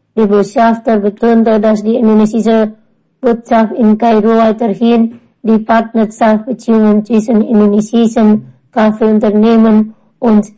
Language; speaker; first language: German; non-native, fluent; Indonesian